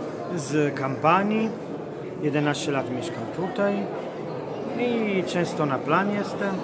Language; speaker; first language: Polish; non-native, learner; Italian